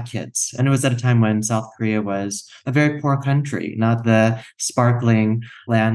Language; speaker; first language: English; native; English